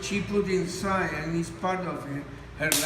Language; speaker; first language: English; non-native, fluent; Spanish